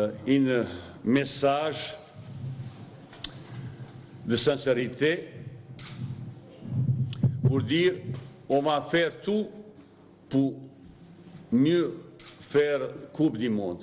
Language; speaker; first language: French; non-native, fluent; Bosnian